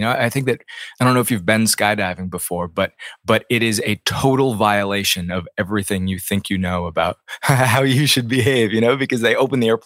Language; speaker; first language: English; native; English